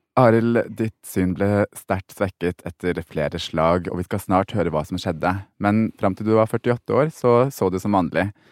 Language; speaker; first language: Norwegian; native; Norwegian